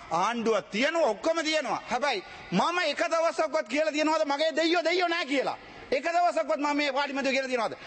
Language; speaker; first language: Sinhala; non-native, local second language; Tamil